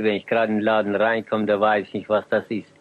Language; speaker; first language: German; early bilingual, heritage; German